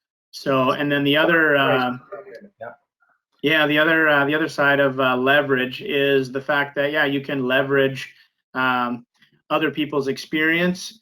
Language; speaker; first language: English; native; English